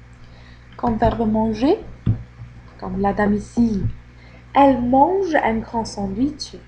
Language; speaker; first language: French; non-native, fluent; Arabic